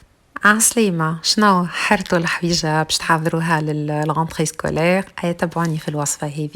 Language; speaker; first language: Arabic; native; Arabic